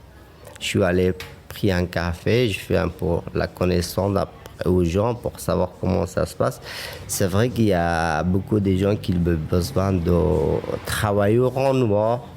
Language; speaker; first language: French; non-native, fluent; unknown